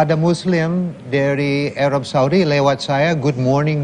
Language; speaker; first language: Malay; non-native, fluent; English